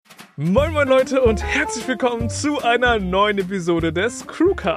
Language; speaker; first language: German; native; German